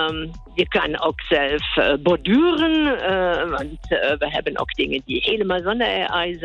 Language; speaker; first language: Dutch; non-native, fluent; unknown